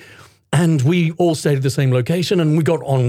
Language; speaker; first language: English; native; English